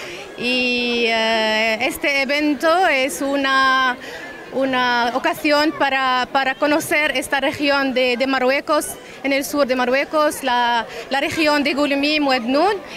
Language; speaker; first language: Spanish; non-native, fluent; Arabic